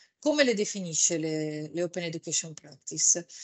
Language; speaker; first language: Italian; native; Italian